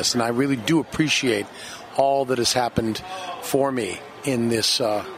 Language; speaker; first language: English; native; English